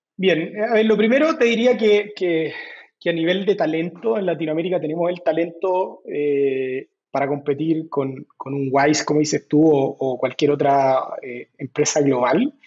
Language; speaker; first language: Spanish; native; Spanish